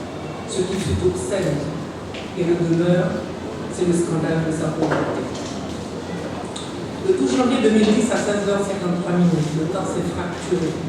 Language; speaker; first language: French; non-native, local second language; Haitian Creole